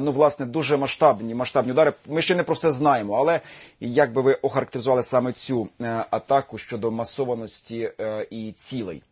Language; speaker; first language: Ukrainian; native; Ukrainian